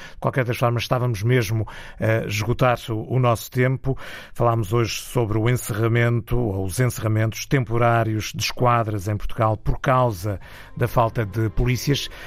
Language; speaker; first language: Portuguese; native; Portuguese